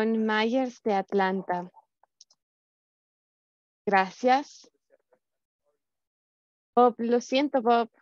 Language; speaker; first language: Spanish; native; Spanish